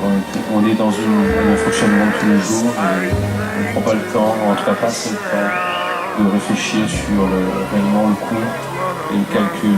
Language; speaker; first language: French; native; French